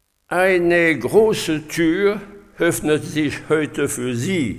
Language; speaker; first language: German; non-native, fluent; French